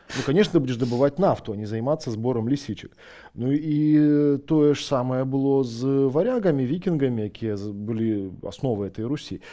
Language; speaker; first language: Belarusian; non-native, local second language; Russian